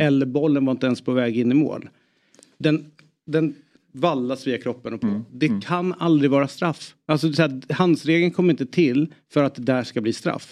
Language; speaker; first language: Swedish; native; Swedish